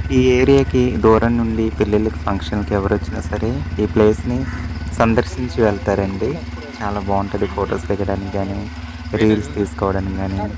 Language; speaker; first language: Telugu; native; Telugu